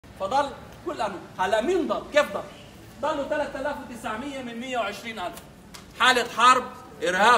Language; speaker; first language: Arabic; native; Arabic